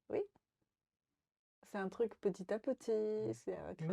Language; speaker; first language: French; non-native, fluent; Japanese